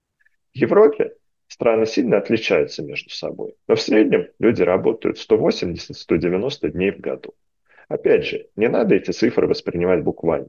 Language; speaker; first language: Russian; native; Russian